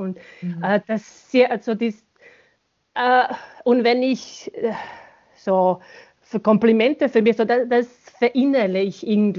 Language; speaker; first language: German; non-native, fluent; Bosnian